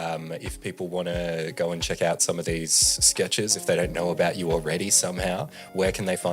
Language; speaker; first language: English; native; English